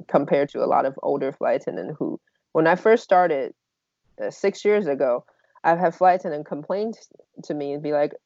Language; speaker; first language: English; non-native, fluent; Chinese